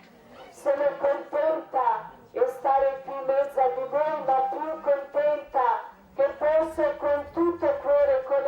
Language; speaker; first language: Italian; non-native, learner; Croatian